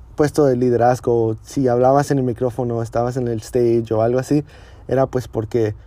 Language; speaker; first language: Spanish; early bilingual, heritage; Spanish